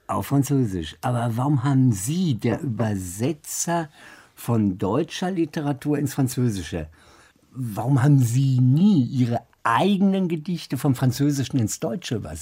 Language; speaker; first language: German; native; German